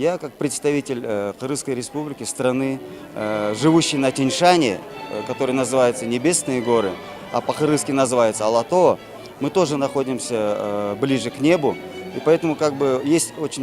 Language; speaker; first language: Russian; non-native, local second language; Kyrgyz